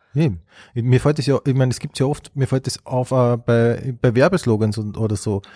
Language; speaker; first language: German; native; German